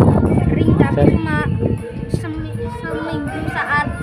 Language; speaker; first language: Indonesian; non-native, local second language; Javanese